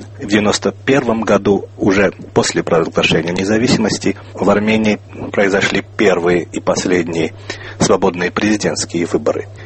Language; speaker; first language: Russian; non-native, local second language; Armenian